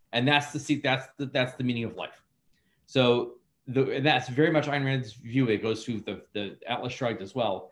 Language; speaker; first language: English; native; English